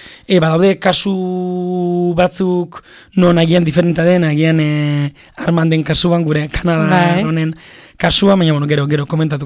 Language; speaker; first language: Basque; native; Basque